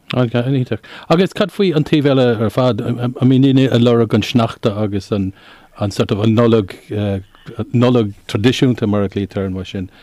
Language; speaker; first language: Irish; non-native, local second language; English